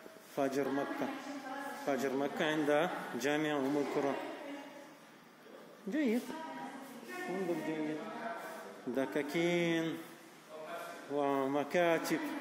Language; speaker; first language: Arabic; non-native, learner; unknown